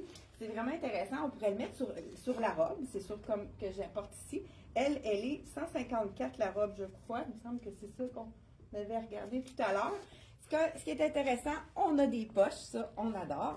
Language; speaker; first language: French; native; French